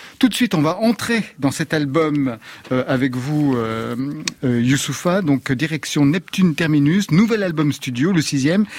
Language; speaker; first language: French; native; French